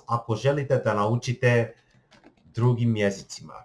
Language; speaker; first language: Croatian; non-native, learner; English